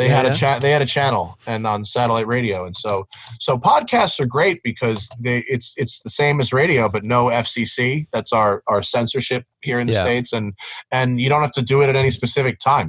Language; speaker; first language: English; native; English